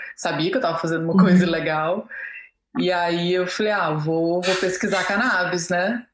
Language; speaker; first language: Portuguese; native; Portuguese